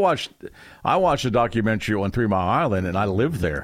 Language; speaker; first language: English; native; English